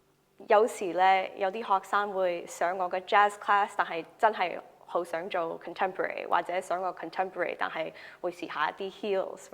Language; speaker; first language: Cantonese; non-native, local second language; English